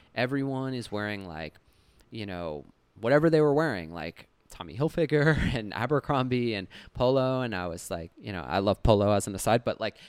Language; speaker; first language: English; native; English